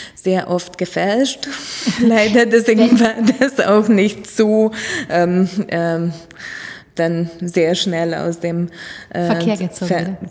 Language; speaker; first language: German; non-native, fluent; Hungarian